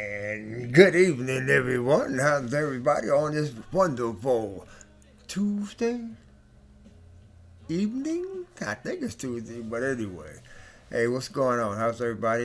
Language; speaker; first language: English; native; English